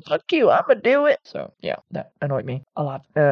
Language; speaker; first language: English; non-native, fluent; Dutch